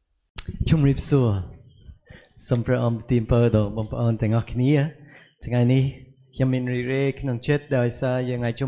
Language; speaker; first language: Khmer; non-native, fluent; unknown